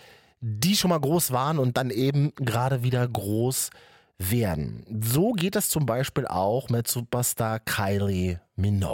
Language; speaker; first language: German; native; German